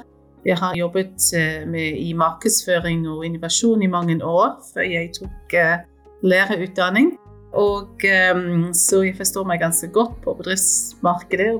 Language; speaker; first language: Norwegian; non-native, fluent; English